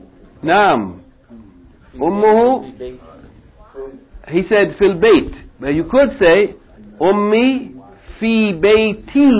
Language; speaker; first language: Arabic; non-native, fluent; English